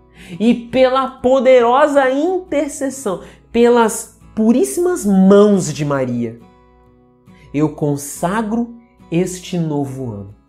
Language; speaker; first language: Portuguese; native; Portuguese